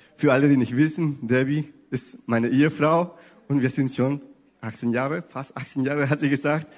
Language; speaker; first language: German; non-native, fluent; Spanish